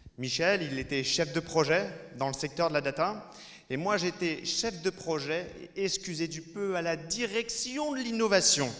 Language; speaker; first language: French; native; French